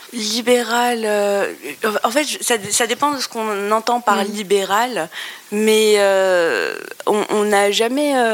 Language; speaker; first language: French; non-native, local second language; Arabic